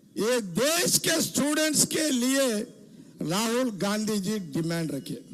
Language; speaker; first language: Hindi; non-native, local second language; Telugu